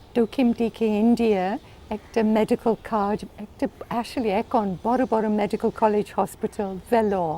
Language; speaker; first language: Bangla; non-native, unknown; English